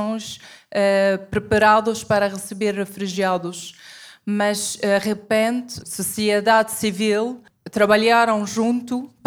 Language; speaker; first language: Portuguese; non-native, fluent; Arabic